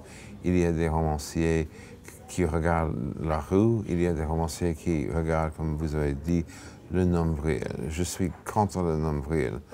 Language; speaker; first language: French; non-native, fluent; English